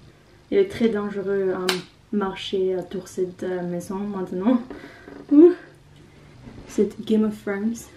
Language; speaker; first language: French; non-native, learner; Norwegian